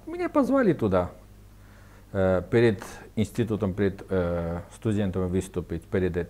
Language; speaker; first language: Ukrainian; non-native, learner; Armenian